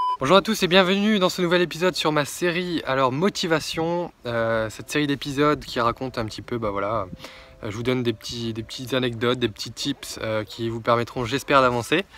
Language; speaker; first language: French; native; French